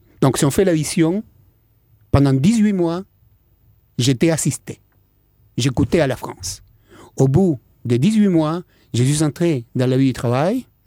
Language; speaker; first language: French; non-native, fluent; Spanish